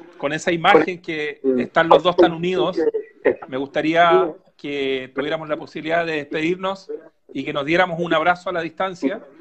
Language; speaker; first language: Spanish; native; Spanish